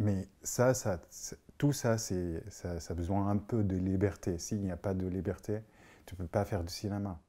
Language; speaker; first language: French; non-native, fluent; Arabic